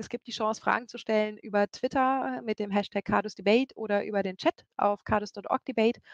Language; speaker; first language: German; native; German